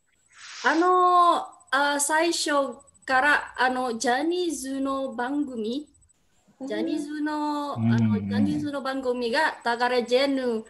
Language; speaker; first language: Japanese; non-native, learner; Indonesian